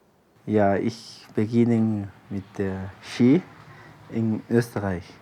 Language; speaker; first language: German; non-native, learner; Spanish